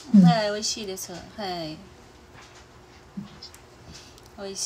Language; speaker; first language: Japanese; non-native, learner; Portuguese